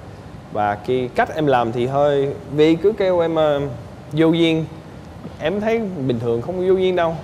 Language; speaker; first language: Vietnamese; non-native, fluent; English